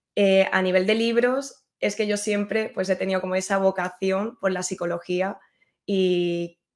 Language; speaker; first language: Spanish; native; Spanish